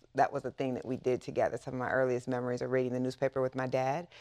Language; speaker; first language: English; native; English